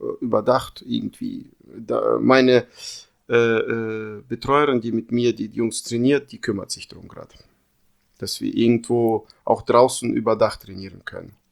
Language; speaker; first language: German; early bilingual, other home language; Russian